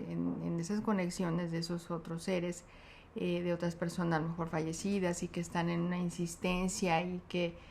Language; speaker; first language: Spanish; native; Spanish